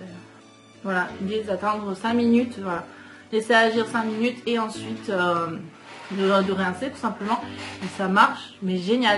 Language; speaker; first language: French; native; French